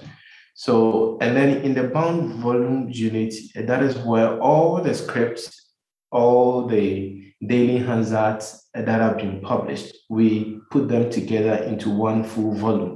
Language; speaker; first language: English; non-native, local second language; Akan